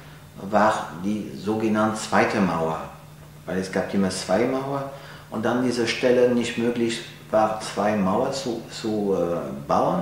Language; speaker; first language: German; non-native, fluent; French